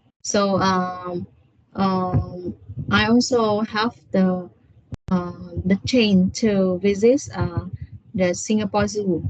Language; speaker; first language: English; non-native, learner; Vietnamese